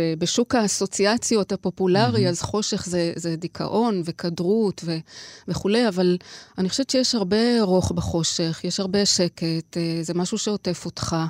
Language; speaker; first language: Hebrew; native; Hebrew